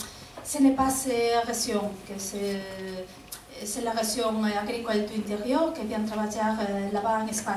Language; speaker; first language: French; non-native, fluent; Spanish